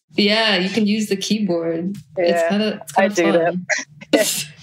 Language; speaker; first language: English; native; English